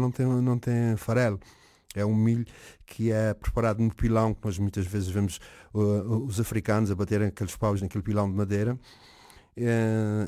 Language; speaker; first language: Portuguese; non-native, local second language; Kabuverdianu